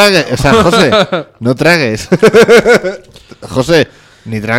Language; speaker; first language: Spanish; native; Spanish